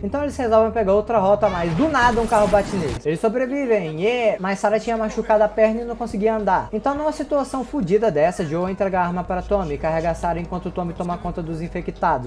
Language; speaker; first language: Portuguese; native; Portuguese